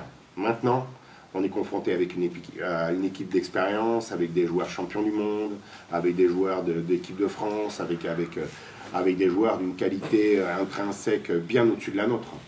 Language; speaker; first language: French; native; French